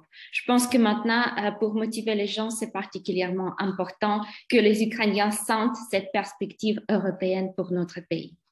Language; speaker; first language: French; non-native, fluent; Ukrainian